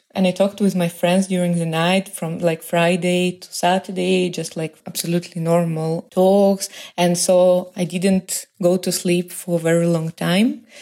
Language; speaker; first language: English; non-native, fluent; Russian